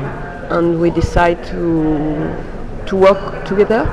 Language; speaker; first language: English; non-native, learner; French